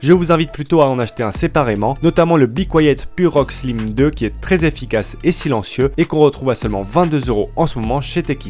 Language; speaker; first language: French; native; French